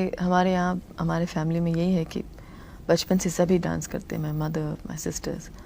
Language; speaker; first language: Hindi; non-native, local second language; Tamil